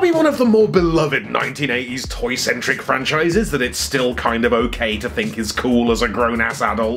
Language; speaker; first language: English; native; English